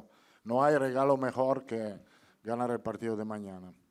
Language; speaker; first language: Spanish; non-native, fluent; Italian